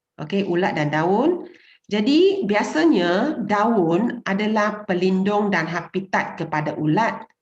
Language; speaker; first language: Malay; non-native, local second language; Chinese